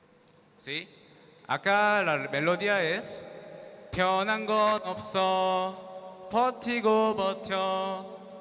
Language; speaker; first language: Spanish; non-native, learner; Korean